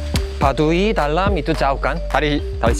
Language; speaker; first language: Indonesian; non-native, fluent; Korean